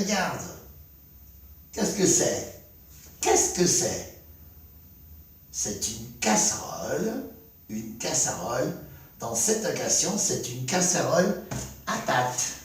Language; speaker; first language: French; non-native, fluent; Spanish